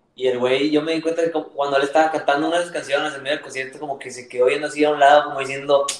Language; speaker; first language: Spanish; native; Spanish